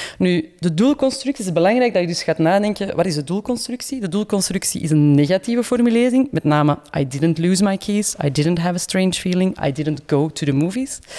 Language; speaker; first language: Dutch; native; Dutch